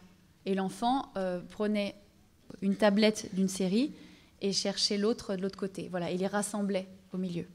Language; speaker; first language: French; native; French